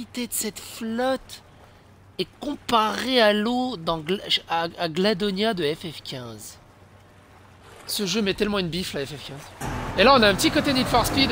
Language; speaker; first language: French; native; French